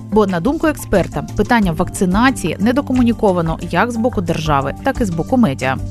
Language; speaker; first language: Ukrainian; native; Ukrainian